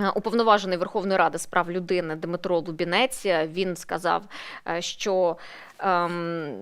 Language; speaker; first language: Ukrainian; non-native, local second language; Russian